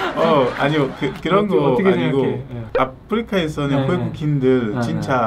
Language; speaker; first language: Korean; non-native, learner; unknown